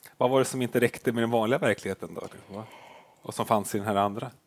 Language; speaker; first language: Swedish; native; Swedish